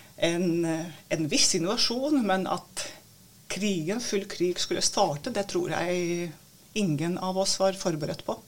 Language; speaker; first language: Norwegian; non-native, fluent; Latvian